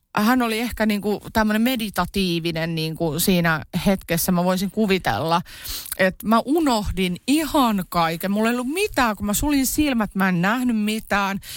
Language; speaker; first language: Finnish; native; Finnish